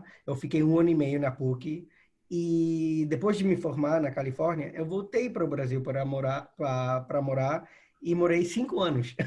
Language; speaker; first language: Portuguese; non-native, fluent; English